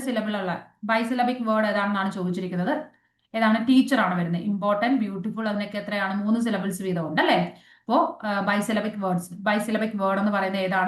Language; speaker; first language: Malayalam; native; Malayalam